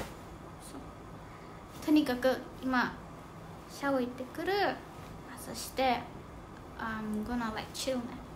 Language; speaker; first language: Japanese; non-native, fluent; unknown